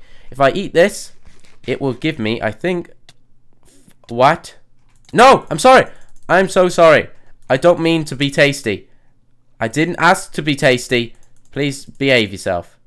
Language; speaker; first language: English; native; English